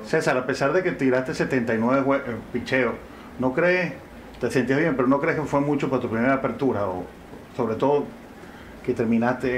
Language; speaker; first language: Spanish; native; Spanish